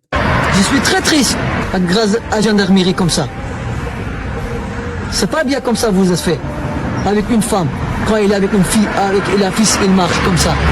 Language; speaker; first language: French; non-native, learner; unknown